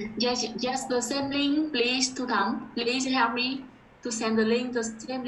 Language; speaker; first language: English; non-native, learner; Vietnamese